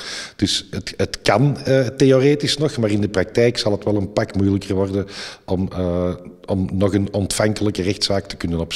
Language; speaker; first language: Dutch; native; Dutch